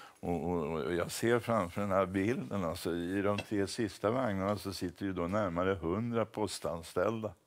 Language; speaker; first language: Swedish; native; Swedish